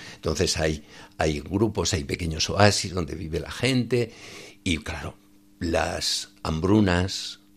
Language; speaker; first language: Spanish; native; Spanish